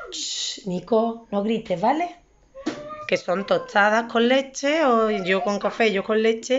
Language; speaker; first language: Spanish; native; Spanish